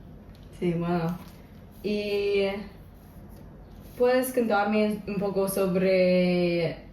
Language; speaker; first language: Spanish; non-native, local second language; English